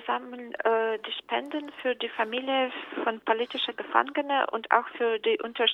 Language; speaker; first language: German; non-native, fluent; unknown